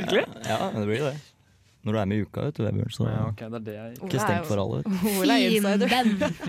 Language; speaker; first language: Norwegian; native; Norwegian